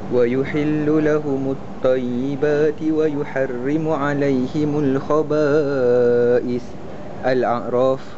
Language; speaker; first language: Arabic; non-native, learner; Malay